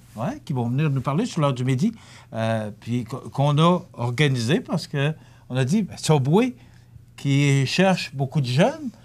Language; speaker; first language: French; native; French